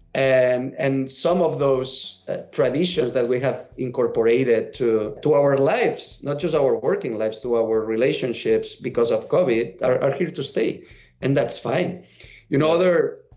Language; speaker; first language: English; non-native, fluent; Spanish